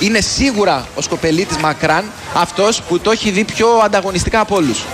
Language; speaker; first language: Greek; native; Greek